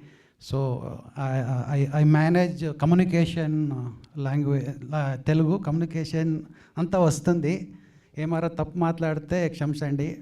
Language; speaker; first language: Telugu; non-native, learner; Kannada